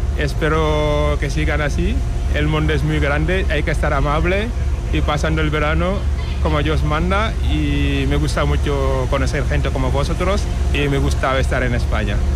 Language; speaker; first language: Spanish; non-native, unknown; Wolof